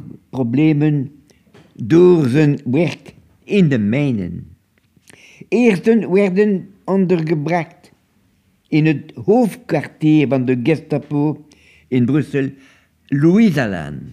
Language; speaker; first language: Dutch; non-native, local second language; French